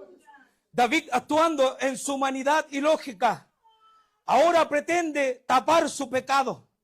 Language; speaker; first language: Spanish; native; Spanish